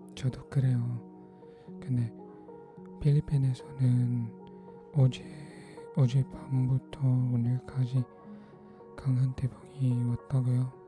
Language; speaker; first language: Korean; non-native, learner; Filipino